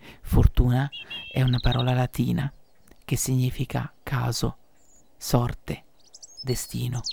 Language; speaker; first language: Italian; native; Italian